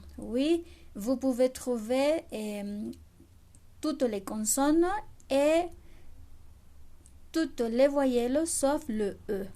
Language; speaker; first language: French; non-native, fluent; Spanish